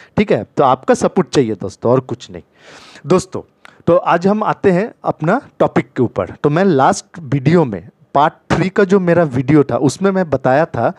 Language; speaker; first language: Hindi; non-native, local second language; Bangla